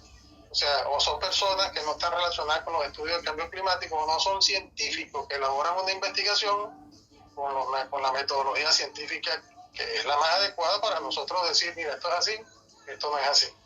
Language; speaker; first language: Spanish; native; Spanish